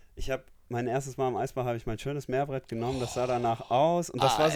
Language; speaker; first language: German; early bilingual, heritage; German